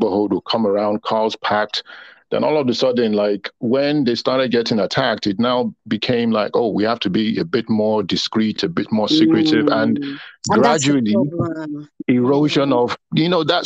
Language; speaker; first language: English; non-native, local second language; Yoruba